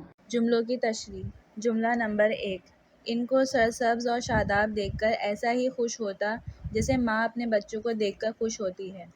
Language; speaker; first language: Urdu; native; Urdu